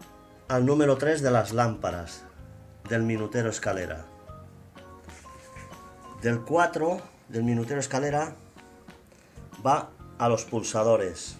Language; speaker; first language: Spanish; native; Spanish